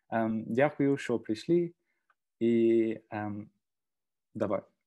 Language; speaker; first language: Ukrainian; non-native, fluent; English